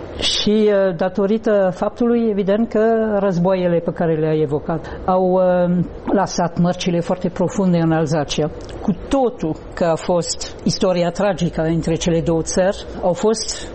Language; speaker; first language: Romanian; non-native, fluent; French